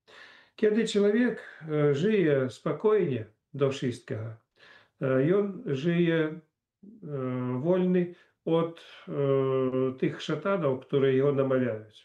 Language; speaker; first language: Polish; non-native, fluent; Russian